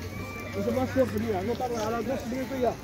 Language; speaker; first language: Spanish; non-native, learner; Bangla